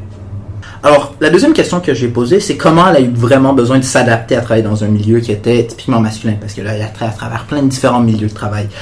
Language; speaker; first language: French; native; French